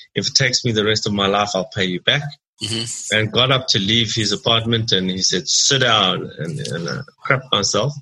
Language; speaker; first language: English; native; English